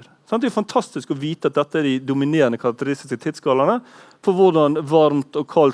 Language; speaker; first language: Norwegian; native; Norwegian